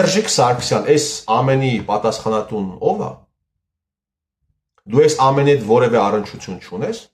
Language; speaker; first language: Armenian; native; Armenian